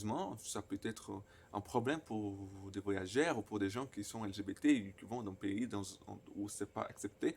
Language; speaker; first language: French; non-native, fluent; Portuguese